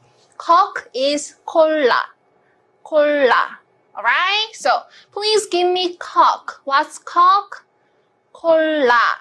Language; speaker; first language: English; non-native, fluent; Korean